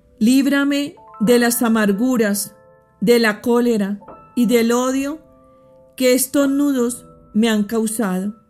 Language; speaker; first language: Spanish; native; Spanish